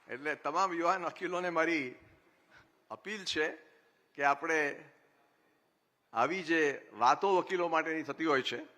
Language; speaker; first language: Gujarati; native; Gujarati